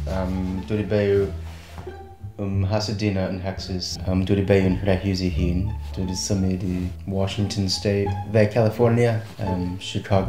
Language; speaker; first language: Welsh; non-native, fluent; English